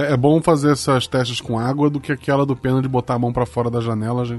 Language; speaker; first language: Portuguese; native; Portuguese